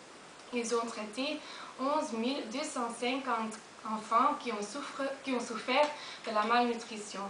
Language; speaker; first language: French; non-native, learner; Dutch